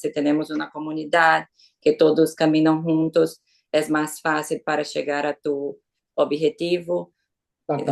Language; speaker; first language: Portuguese; non-native, learner; Spanish